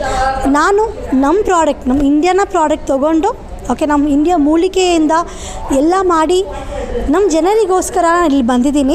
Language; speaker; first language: Kannada; non-native, local second language; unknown